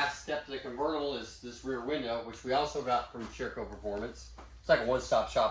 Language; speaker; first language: English; native; English